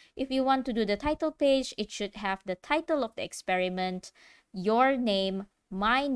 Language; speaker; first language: English; non-native, local second language; Malay